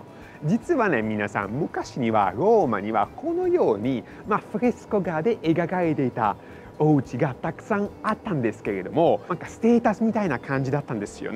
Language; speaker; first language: Japanese; non-native, fluent; Italian